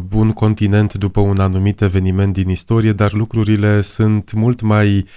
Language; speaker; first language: Romanian; native; Romanian